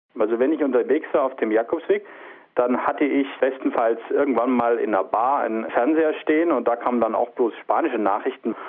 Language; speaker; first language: German; native; German